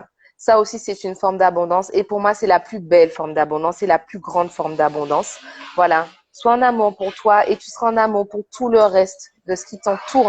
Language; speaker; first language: French; native; French